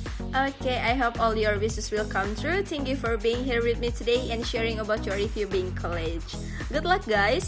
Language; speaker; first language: English; non-native, fluent; Indonesian